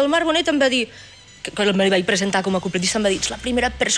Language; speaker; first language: Catalan; native; Catalan